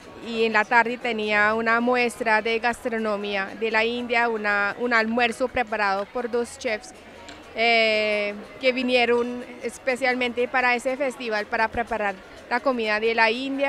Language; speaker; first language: Spanish; non-native, fluent; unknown